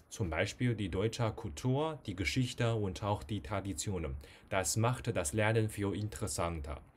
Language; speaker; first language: German; non-native, fluent; Chinese